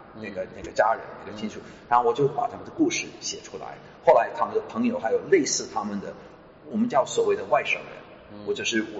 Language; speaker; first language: Chinese; non-native, fluent; English